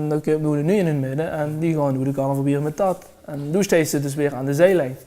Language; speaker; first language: Dutch; native; Dutch